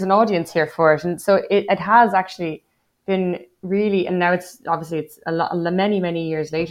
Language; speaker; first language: English; native; English